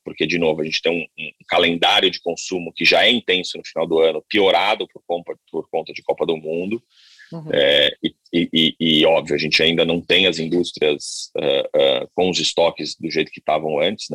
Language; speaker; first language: Portuguese; native; Portuguese